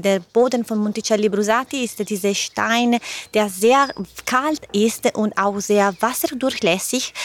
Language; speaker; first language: German; non-native, learner; Italian